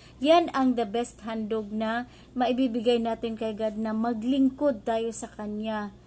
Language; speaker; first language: Filipino; non-native, local second language; Cebuano